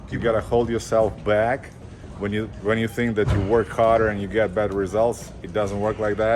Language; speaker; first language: English; non-native, fluent; Ukrainian